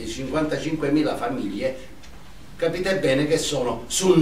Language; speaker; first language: Italian; native; Italian